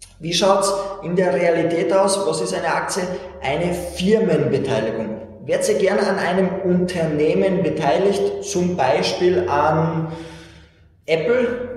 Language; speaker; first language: German; native; German